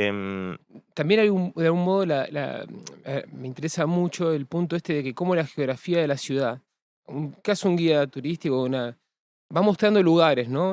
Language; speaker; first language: Spanish; native; Spanish